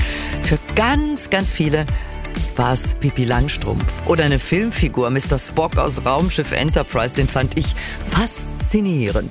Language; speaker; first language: German; native; German